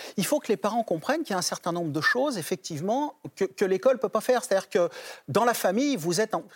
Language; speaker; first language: French; native; French